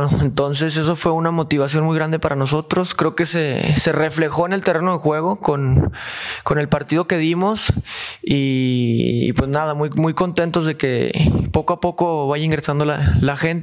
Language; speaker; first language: Spanish; native; Spanish